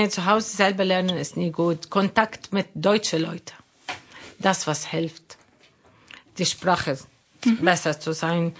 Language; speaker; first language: German; non-native, learner; Arabic